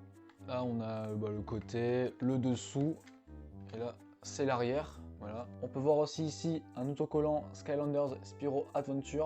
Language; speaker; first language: French; native; French